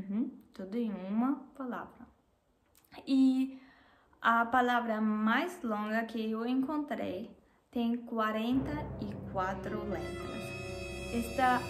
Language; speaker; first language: Portuguese; non-native, learner; German